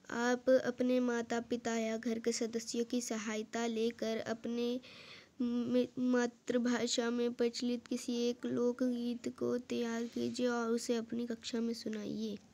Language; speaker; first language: Hindi; native; Hindi